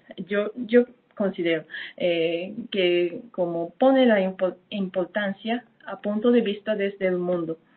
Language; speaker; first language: Spanish; non-native, fluent; Japanese